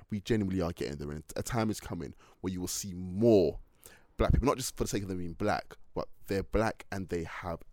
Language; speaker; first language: English; native; English